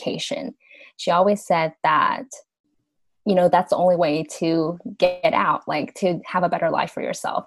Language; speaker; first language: English; early bilingual, other home language; Vietnamese